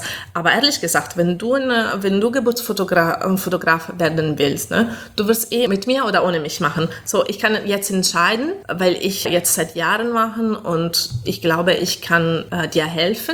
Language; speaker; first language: German; non-native, fluent; Italian